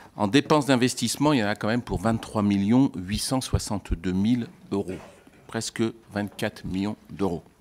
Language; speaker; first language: French; native; French